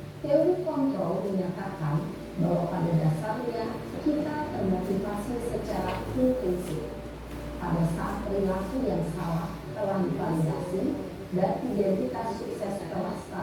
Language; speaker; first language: Indonesian; native; Indonesian